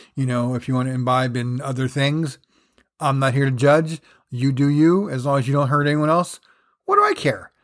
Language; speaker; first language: English; native; English